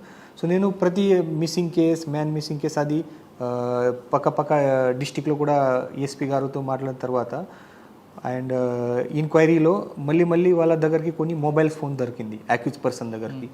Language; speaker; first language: Telugu; non-native, fluent; Marathi